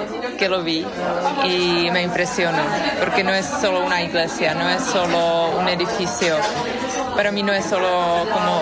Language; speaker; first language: Spanish; non-native, fluent; Czech